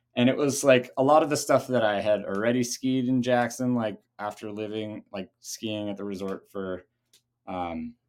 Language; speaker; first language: English; native; English